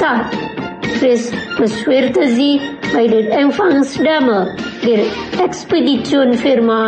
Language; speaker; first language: German; non-native, fluent; Indonesian